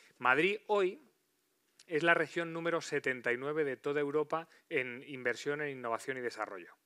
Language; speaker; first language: Spanish; native; Spanish